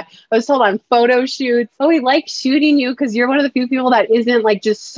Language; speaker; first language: English; native; English